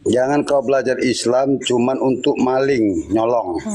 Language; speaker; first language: Indonesian; native; Indonesian